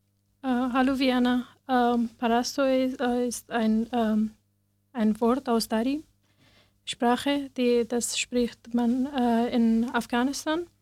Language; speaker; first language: German; non-native, learner; Persian